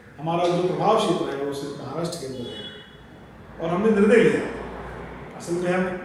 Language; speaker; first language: Hindi; non-native, local second language; Marathi